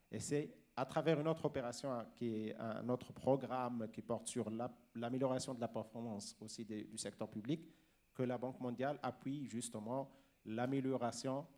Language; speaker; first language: French; non-native, local second language; Arabic